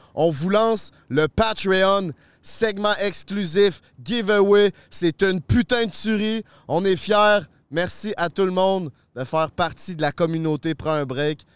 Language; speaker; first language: French; native; French